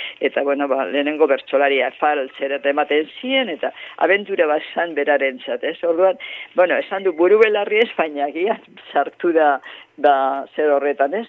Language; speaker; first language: Basque; native; Basque